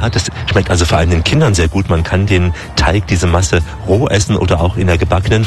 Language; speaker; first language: German; native; German